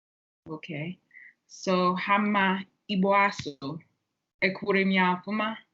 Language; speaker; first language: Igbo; non-native, learner; English